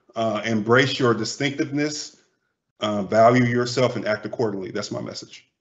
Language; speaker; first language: English; native; English